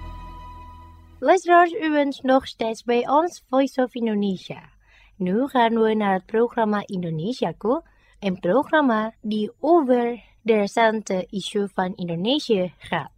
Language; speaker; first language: Dutch; non-native, fluent; Indonesian